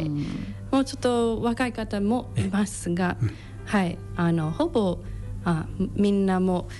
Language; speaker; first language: Japanese; non-native, learner; English